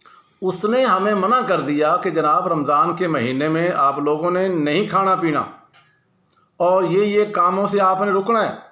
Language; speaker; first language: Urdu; non-native, local second language; Punjabi